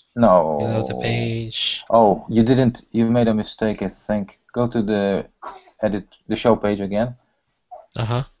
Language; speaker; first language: English; early bilingual, other home language; Polish